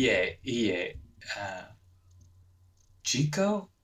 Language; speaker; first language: Japanese; non-native, learner; English